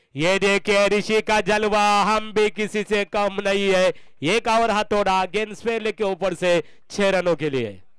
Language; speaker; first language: Hindi; non-native, local second language; Marathi